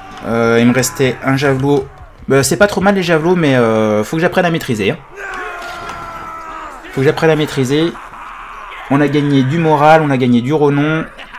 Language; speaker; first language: French; native; French